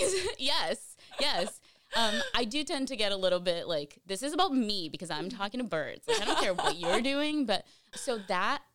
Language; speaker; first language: English; early bilingual, other home language; Portuguese